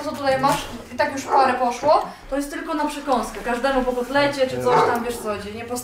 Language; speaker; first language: Polish; native; Polish